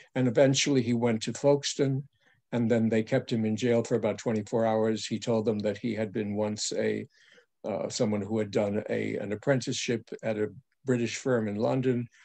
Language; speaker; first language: English; early bilingual, other home language; French